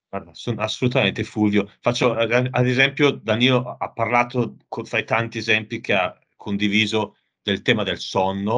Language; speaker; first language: Italian; native; Italian